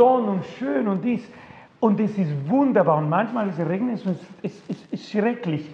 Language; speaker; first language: German; non-native, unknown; Spanish